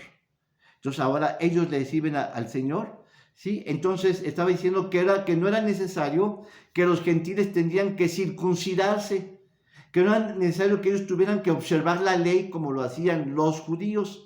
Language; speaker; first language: Spanish; native; Spanish